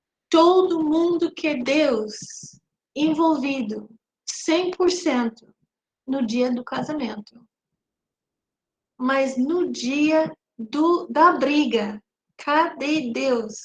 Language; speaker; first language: Portuguese; non-native, fluent; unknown